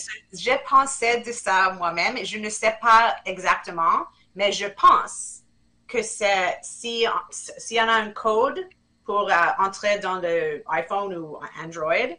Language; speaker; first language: French; non-native, fluent; English